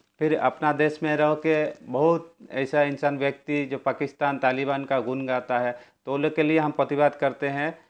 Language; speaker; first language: Hindi; non-native, local second language; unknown